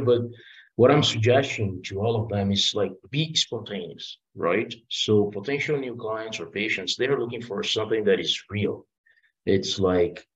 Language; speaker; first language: English; non-native, fluent; Portuguese